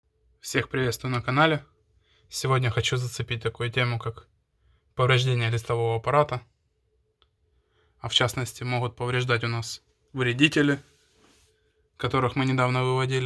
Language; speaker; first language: Russian; native; Russian